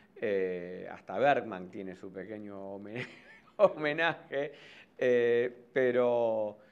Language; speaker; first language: Spanish; native; Spanish